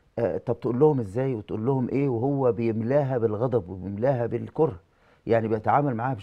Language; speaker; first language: Arabic; native; Arabic